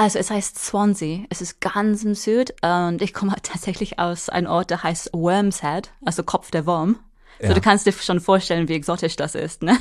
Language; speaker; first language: German; non-native, fluent; English